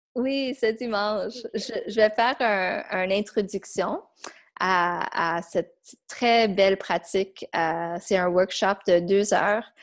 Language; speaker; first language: French; non-native, fluent; English